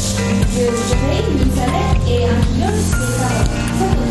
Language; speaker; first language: French; non-native, learner; Malay